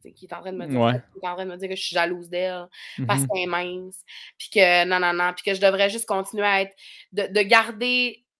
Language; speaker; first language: French; native; French